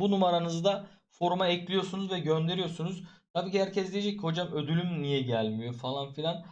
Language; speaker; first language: Turkish; native; Turkish